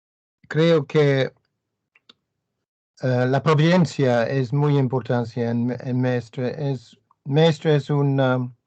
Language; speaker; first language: Spanish; non-native, learner; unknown